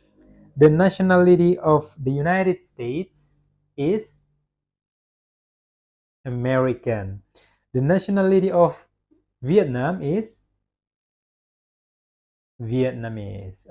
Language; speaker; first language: English; non-native, fluent; Indonesian